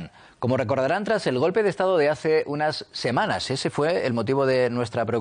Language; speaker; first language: Spanish; native; Spanish